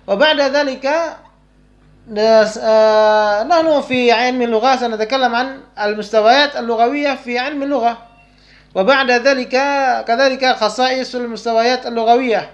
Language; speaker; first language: Arabic; non-native, fluent; Indonesian